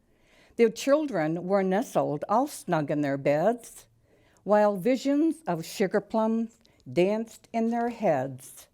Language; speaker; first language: English; native; English